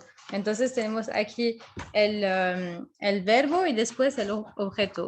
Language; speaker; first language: Spanish; non-native, fluent; Arabic